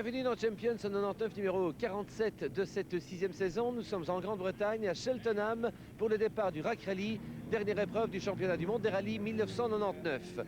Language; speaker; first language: French; native; French